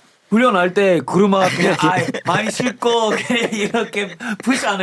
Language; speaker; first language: Korean; non-native, fluent; English